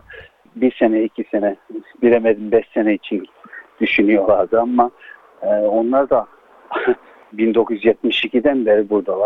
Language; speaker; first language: Turkish; early bilingual, heritage; Turkish